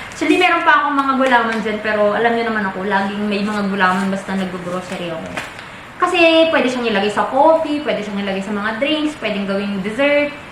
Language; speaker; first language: Filipino; non-native, local second language; Iloko